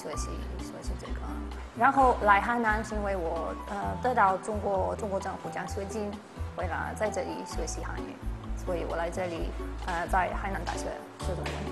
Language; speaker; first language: Chinese; non-native, fluent; Polish